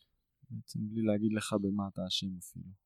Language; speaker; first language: Hebrew; native; Hebrew